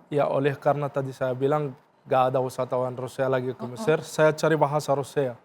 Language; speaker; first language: Indonesian; non-native, fluent; Arabic